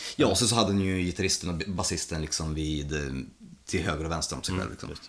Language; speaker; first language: Swedish; non-native, fluent; Polish